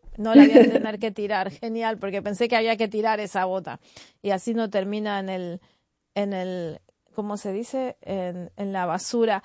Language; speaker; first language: Spanish; native; Spanish